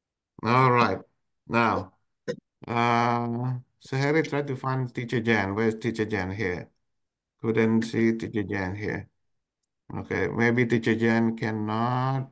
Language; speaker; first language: English; non-native, local second language; Indonesian